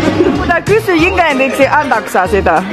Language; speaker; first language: Finnish; non-native, learner; Chinese